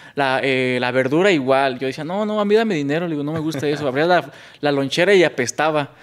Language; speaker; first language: Spanish; native; Spanish